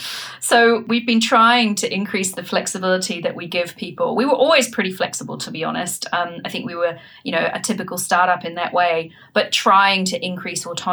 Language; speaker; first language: English; native; English